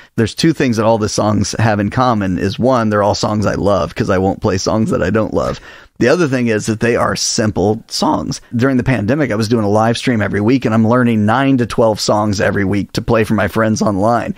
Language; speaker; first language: English; native; English